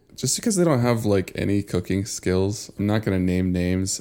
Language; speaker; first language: English; early bilingual, other home language; Spanish